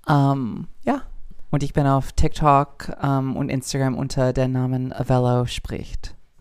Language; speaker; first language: German; non-native, fluent; English